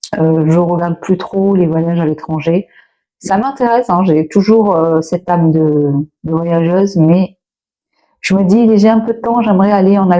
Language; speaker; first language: French; native; French